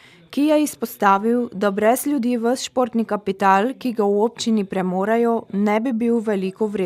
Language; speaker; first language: Slovenian; native; Slovenian